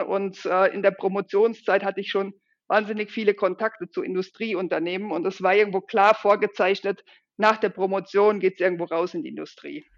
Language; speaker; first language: German; native; German